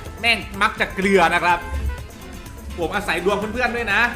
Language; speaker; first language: Thai; native; Thai